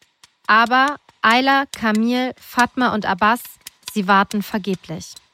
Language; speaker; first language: German; native; German